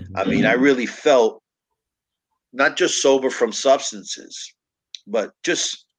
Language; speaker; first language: English; native; English